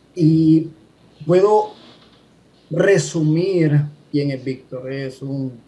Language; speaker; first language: Spanish; native; Spanish